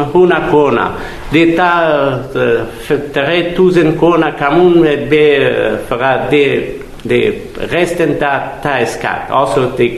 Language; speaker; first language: Danish; non-native, learner; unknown